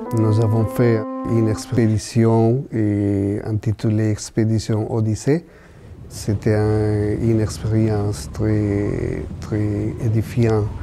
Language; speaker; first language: French; non-native, learner; Spanish